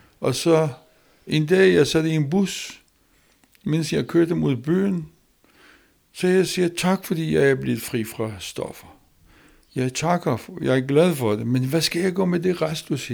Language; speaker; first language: Danish; non-native, learner; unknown